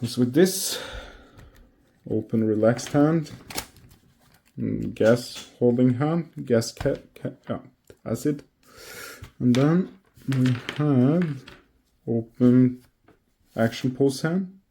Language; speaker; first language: English; non-native, fluent; Norwegian